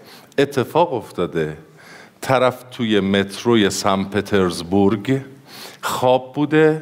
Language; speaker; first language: Persian; native; Persian